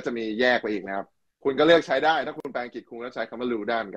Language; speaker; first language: Thai; native; Thai